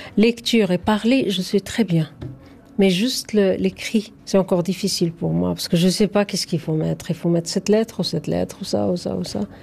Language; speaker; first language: French; non-native, fluent; Arabic